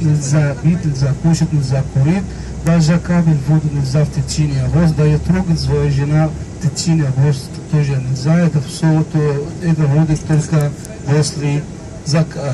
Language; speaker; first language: Russian; non-native, fluent; Arabic